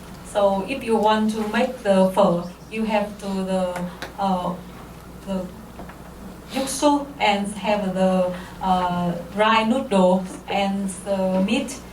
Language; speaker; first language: English; non-native, learner; Vietnamese